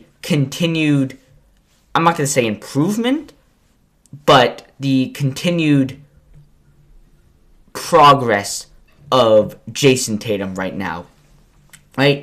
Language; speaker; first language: English; native; English